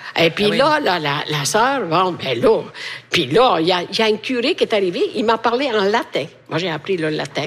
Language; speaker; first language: French; non-native, fluent; Italian